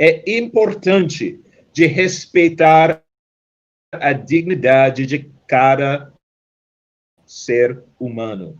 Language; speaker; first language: Portuguese; non-native, fluent; English